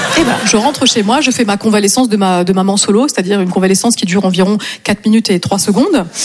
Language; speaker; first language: French; native; French